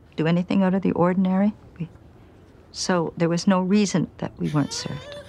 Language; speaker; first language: English; native; English